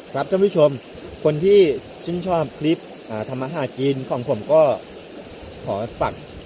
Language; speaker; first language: Thai; non-native, local second language; S'gaw Karen